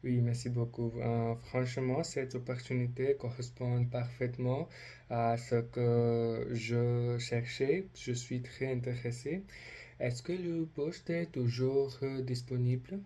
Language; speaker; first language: French; non-native, learner; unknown